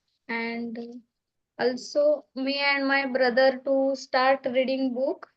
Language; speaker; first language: English; non-native, learner; Marathi